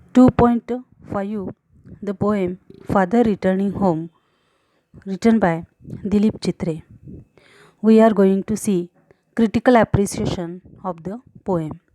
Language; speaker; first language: English; non-native, local second language; Marathi